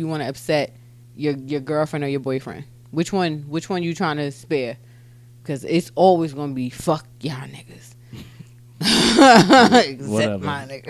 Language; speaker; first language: English; native; English